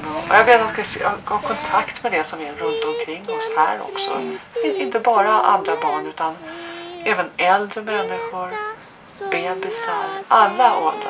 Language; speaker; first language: Swedish; native; Swedish